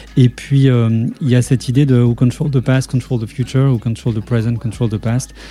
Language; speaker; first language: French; native; French